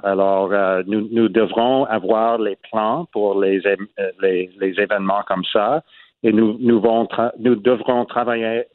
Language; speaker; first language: French; non-native, learner; English